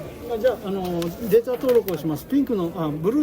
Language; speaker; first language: Japanese; native; Japanese